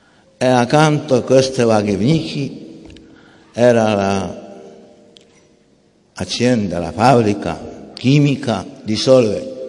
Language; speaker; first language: Italian; non-native, fluent; Polish